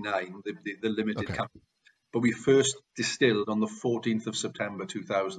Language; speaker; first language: English; native; English